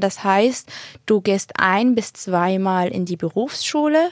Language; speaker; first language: German; non-native, fluent; Arabic